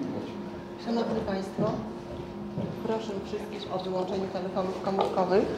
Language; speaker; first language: Polish; native; Polish